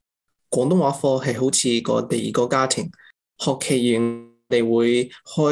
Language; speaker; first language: Cantonese; early bilingual, heritage; English